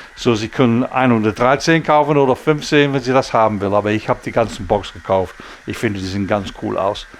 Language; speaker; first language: German; non-native, learner; English